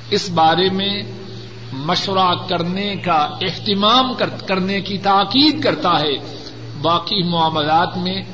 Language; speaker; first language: Urdu; non-native, local second language; Punjabi